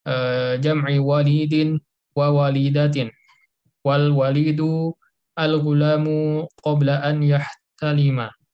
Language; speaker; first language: Arabic; non-native, learner; Indonesian